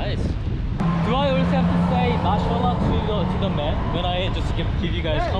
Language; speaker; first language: English; non-native, fluent; Korean